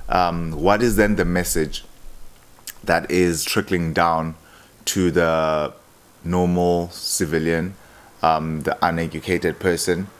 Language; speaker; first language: English; non-native, local second language; Xhosa